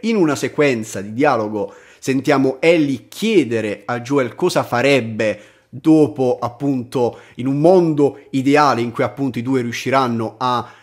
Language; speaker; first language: Italian; native; Italian